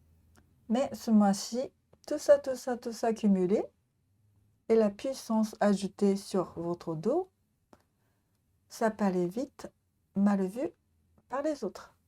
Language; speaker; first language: French; non-native, learner; Japanese